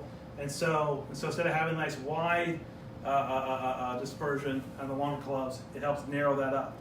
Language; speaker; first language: English; native; English